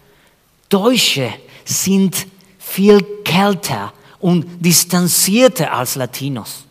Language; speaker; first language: German; non-native, fluent; Spanish